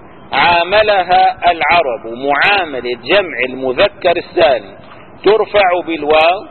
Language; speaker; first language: Arabic; native; Arabic